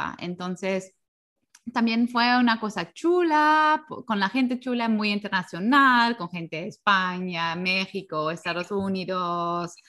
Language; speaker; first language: Spanish; non-native, fluent; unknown